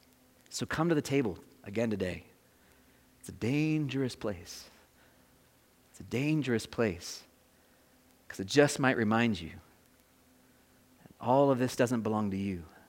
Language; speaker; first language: English; native; English